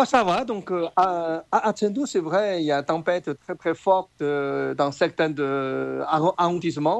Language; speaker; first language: French; non-native, learner; Chinese